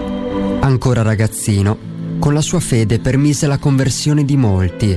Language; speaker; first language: Italian; native; Italian